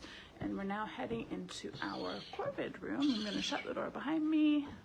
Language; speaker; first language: English; native; English